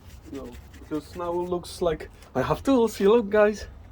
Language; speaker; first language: English; non-native, learner; Polish